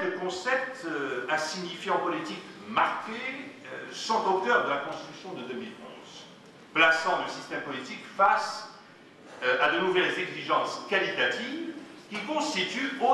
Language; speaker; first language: French; non-native, local second language; Arabic